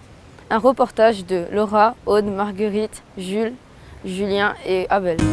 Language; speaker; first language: French; native; French